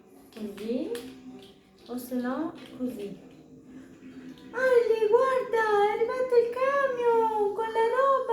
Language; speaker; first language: Italian; early bilingual, heritage; Albanian